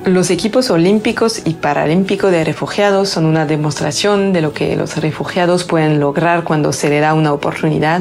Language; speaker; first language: Spanish; native; Spanish